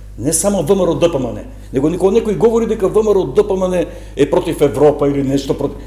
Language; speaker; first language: Macedonian; native; Macedonian